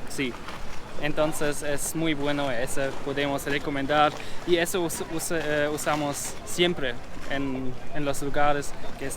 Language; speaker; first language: Spanish; non-native, learner; German